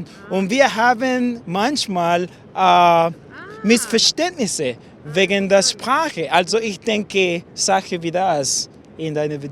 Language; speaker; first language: German; non-native, learner; English